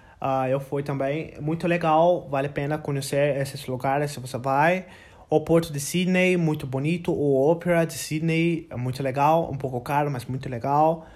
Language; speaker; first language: Portuguese; non-native, learner; English